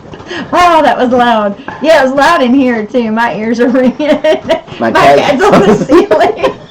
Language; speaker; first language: English; native; English